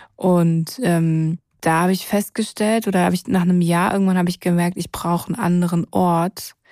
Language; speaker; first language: German; native; German